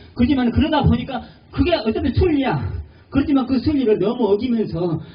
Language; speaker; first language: Korean; native; Korean